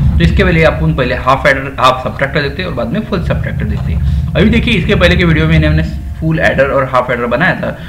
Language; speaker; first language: Hindi; non-native, local second language; Marathi